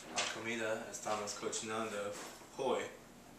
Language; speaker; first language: Spanish; non-native, learner; English